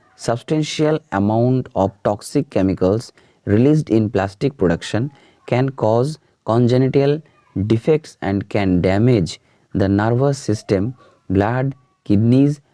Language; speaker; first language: English; non-native, local second language; Bangla